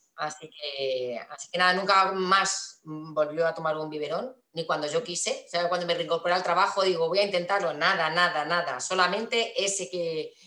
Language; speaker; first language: Spanish; native; Spanish